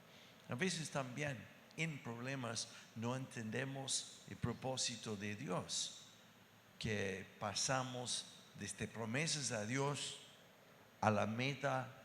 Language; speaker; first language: Spanish; non-native, fluent; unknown